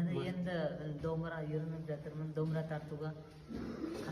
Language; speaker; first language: Kazakh; non-native, learner; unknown